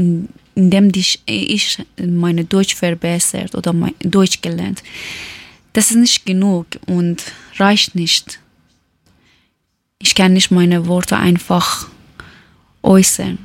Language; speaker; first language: German; non-native, learner; Persian